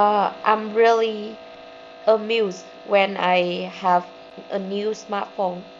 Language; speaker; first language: English; non-native, learner; Vietnamese